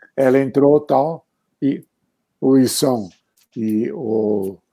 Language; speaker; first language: Portuguese; non-native, fluent; Italian